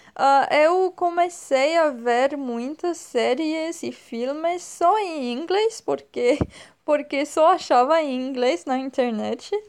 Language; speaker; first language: Portuguese; non-native, fluent; French